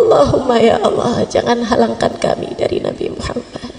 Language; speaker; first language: Indonesian; native; Indonesian